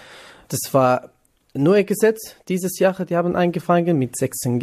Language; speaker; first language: German; non-native, learner; Kurdish